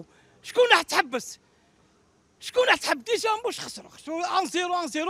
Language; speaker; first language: Arabic; native; Arabic